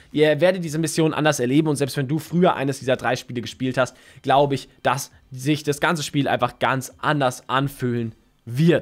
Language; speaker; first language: German; native; German